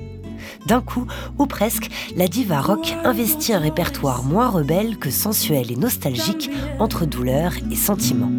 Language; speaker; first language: French; native; French